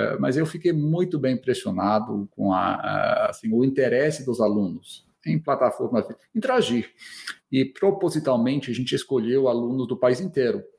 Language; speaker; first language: Portuguese; non-native, fluent; English